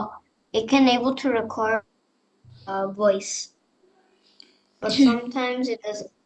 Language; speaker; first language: English; non-native, fluent; Indonesian